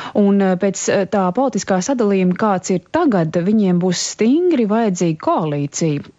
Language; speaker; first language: Latvian; native; Latvian